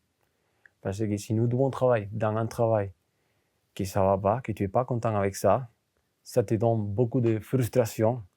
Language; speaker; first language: French; non-native, fluent; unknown